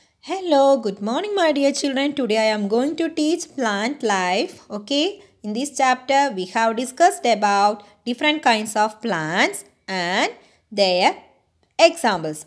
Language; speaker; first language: English; non-native, local second language; Malayalam